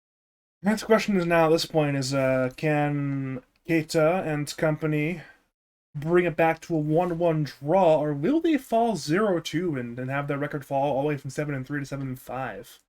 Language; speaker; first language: English; native; English